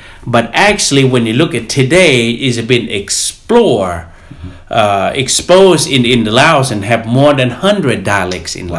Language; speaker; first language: English; non-native, fluent; Lao